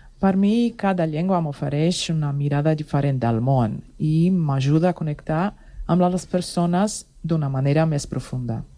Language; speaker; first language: Spanish; non-native, fluent; Portuguese